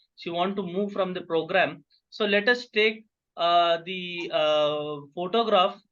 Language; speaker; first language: English; non-native, local second language; Kannada